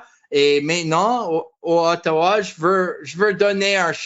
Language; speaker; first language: French; non-native, learner; English